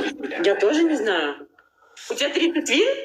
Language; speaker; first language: Russian; non-native, learner; Uzbek